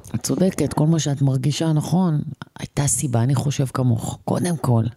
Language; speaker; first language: Hebrew; native; Hebrew